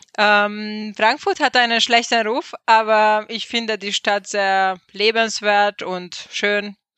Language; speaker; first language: German; non-native, fluent; Hungarian